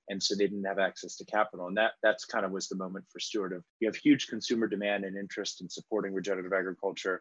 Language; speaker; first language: English; native; English